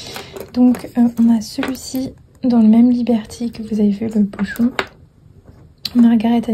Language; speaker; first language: French; native; French